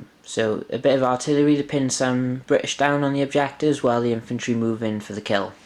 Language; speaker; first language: English; native; English